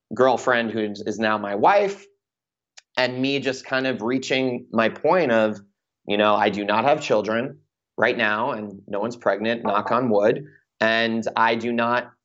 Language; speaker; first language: English; native; English